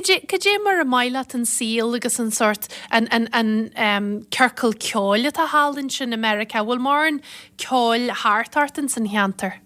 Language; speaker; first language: Irish; native; Irish